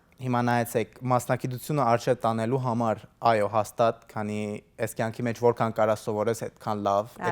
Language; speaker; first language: Armenian; early bilingual, heritage; Armenian